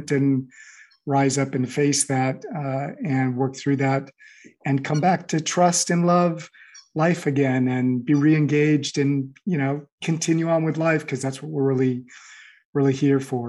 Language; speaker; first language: English; native; English